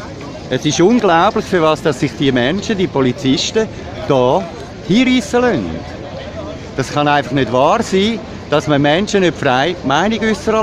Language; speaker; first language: German; native; German